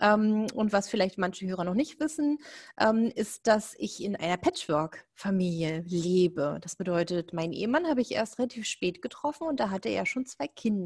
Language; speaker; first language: German; native; German